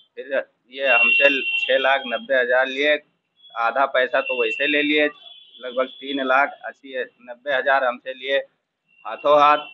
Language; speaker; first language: Hindi; native; Hindi